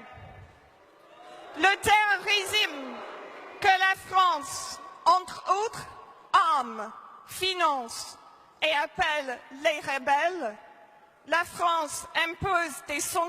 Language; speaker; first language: French; non-native, fluent; English